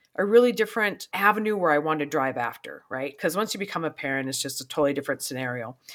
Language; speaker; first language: English; native; English